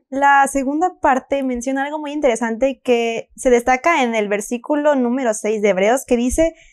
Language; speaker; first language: Spanish; native; Spanish